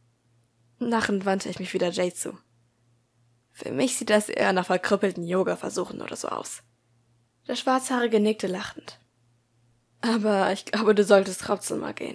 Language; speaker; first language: German; native; German